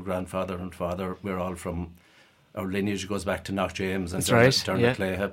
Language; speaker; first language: English; native; English